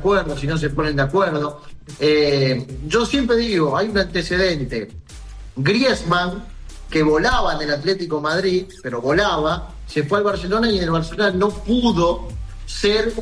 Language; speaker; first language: Spanish; native; Spanish